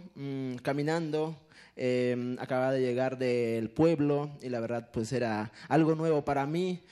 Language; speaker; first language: Spanish; non-native, local second language; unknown